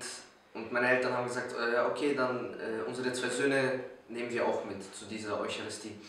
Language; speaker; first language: German; early bilingual, other home language; Polish